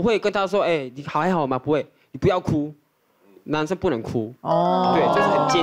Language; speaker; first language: Chinese; non-native, fluent; Korean